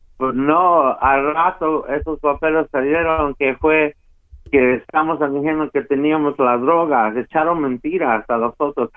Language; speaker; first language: Spanish; early bilingual, heritage; Spanish